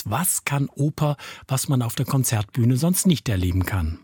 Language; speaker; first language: German; native; German